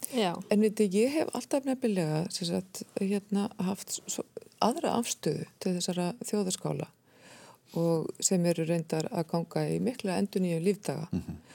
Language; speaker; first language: Icelandic; native; Icelandic